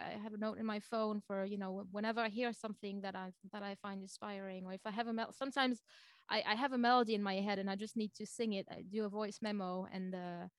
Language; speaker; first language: English; non-native, fluent; French